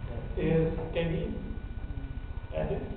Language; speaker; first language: German; non-native, learner; Spanish